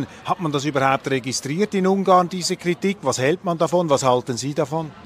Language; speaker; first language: German; native; German